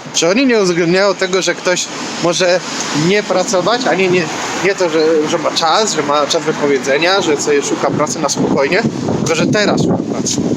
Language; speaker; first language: Polish; native; Polish